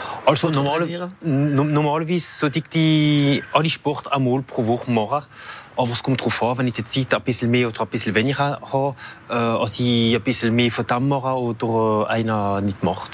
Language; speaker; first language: German; non-native, local second language; French